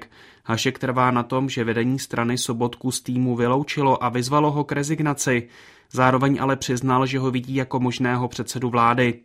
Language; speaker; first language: Czech; native; Czech